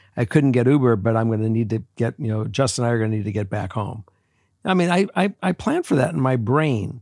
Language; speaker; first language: English; native; English